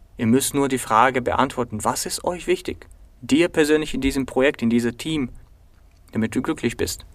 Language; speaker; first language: German; non-native, fluent; Bulgarian